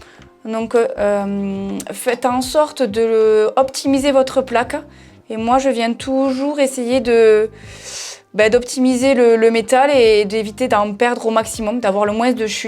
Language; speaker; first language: French; native; French